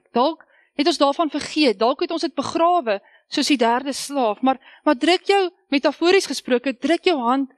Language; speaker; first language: Afrikaans; native; Afrikaans